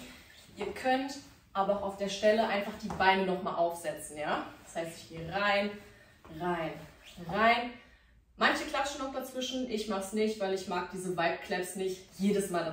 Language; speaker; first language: German; native; German